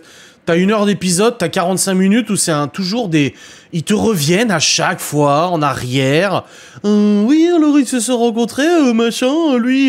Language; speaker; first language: French; native; French